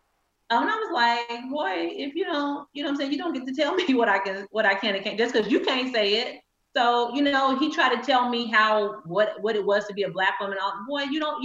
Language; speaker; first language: English; native; English